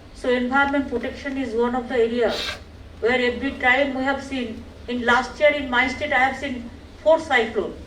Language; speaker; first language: English; non-native, local second language; Bangla